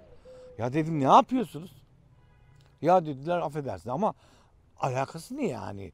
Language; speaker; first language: Turkish; native; Turkish